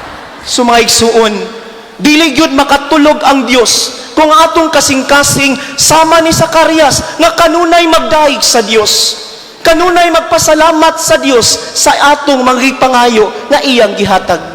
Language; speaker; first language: Cebuano; native; Cebuano